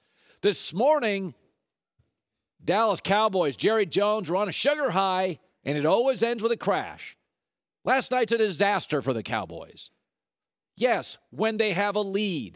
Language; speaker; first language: English; native; English